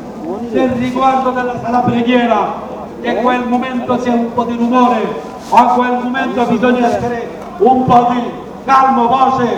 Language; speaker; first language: Italian; non-native, learner; Bangla